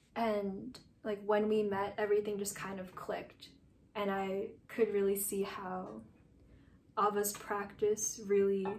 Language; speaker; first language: English; native; English